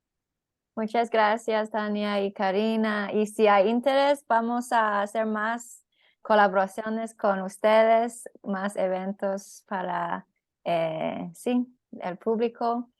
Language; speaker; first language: Spanish; non-native, fluent; English